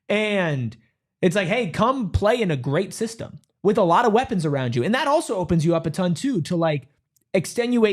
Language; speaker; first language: English; native; English